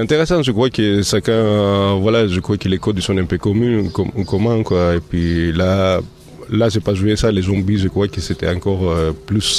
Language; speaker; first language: French; native; French